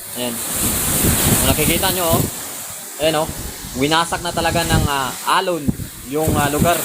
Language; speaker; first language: Filipino; non-native, local second language; Aklanon